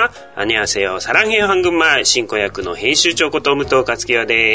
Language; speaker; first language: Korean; non-native, fluent; Japanese